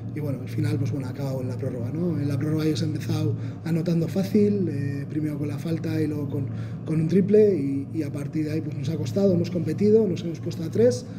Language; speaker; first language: Spanish; non-native, local second language; Basque